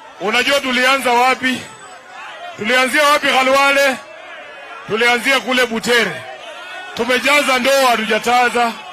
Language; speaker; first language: Swahili; non-native, local second language; Luyia